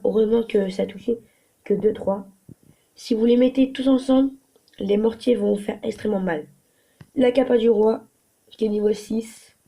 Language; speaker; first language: French; native; French